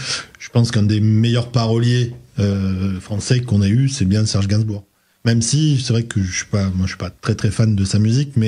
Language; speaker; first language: French; native; French